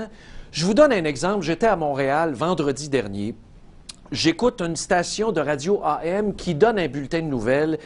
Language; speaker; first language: French; native; French